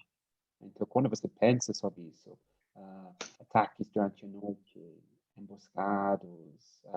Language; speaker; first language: Portuguese; non-native, learner; English